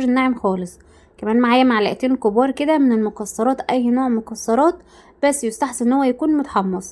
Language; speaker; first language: Arabic; native; Arabic